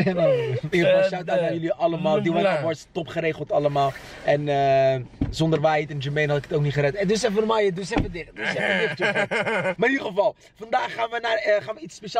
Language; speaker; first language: Dutch; native; Dutch